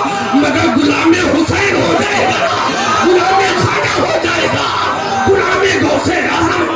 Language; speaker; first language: Hindi; native; Hindi